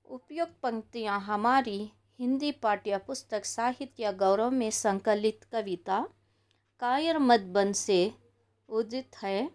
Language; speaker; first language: Hindi; non-native, local second language; Kannada